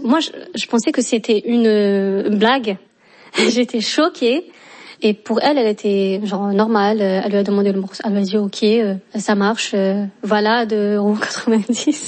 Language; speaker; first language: French; non-native, local second language; Arabic